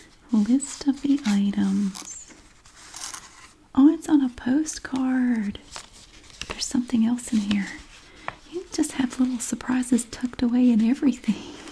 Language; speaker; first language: English; native; English